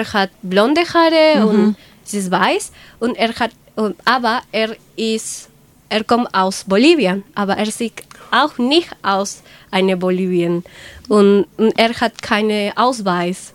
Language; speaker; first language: German; non-native, learner; Spanish